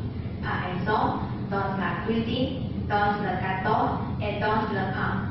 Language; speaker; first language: French; non-native, learner; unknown